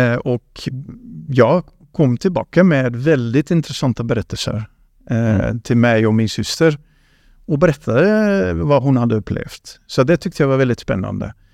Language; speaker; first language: Swedish; non-native, fluent; Dutch